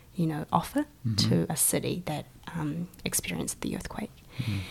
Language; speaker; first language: English; early bilingual, other home language; Chinese